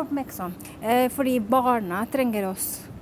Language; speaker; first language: Norwegian; non-native, fluent; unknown